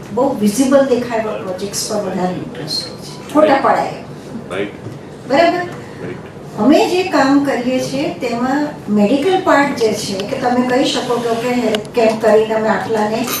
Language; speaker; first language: Gujarati; native; Gujarati